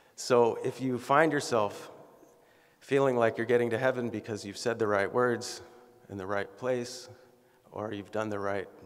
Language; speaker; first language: English; native; English